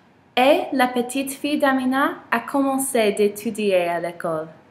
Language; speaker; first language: French; non-native, learner; English